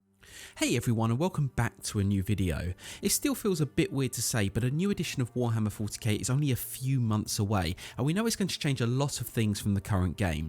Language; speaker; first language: English; native; English